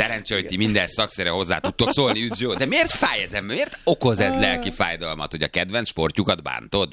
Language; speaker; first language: Hungarian; native; Hungarian